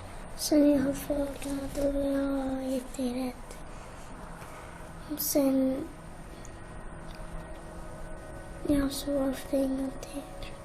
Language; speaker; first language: Swedish; non-native, learner; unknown